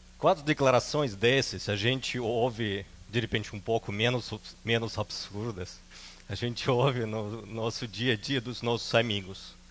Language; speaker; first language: Portuguese; non-native, fluent; Russian